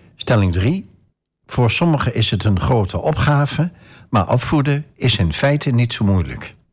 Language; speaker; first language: Dutch; native; Dutch